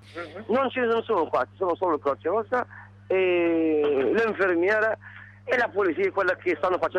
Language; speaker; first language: Italian; non-native, learner; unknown